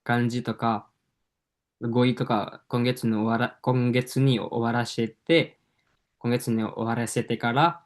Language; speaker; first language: Japanese; non-native, fluent; Indonesian